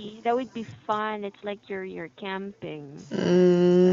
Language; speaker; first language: English; non-native, fluent; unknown